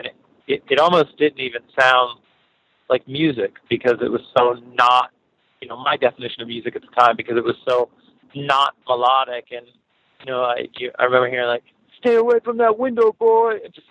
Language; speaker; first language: English; native; English